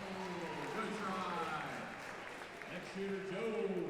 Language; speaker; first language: English; native; English